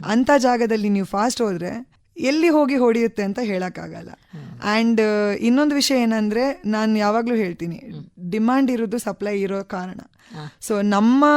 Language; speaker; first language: Kannada; native; Kannada